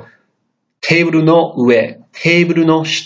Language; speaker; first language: Japanese; non-native, fluent; English